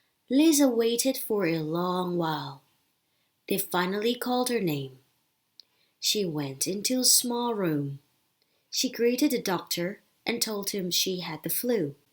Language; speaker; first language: English; non-native, fluent; Thai